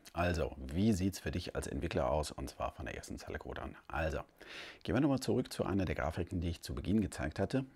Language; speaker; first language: German; native; German